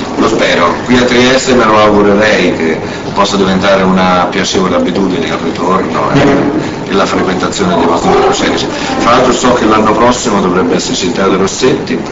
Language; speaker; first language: Italian; native; Italian